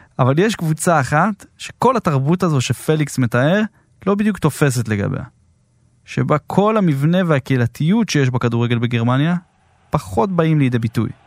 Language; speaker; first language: Hebrew; native; Hebrew